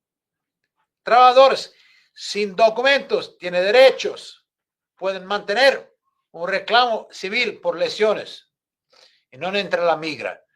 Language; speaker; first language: Spanish; non-native, fluent; English